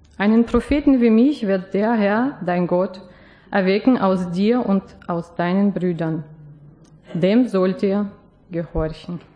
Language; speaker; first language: German; non-native, fluent; Russian